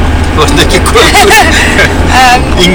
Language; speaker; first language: Icelandic; native; Icelandic